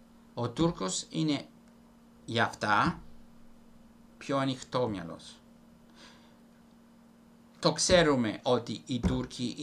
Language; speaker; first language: Greek; non-native, fluent; Italian